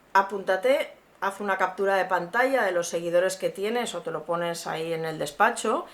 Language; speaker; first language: Spanish; native; Spanish